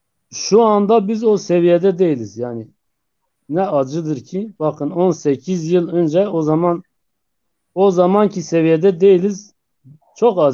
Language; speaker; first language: Turkish; non-native, local second language; Zaza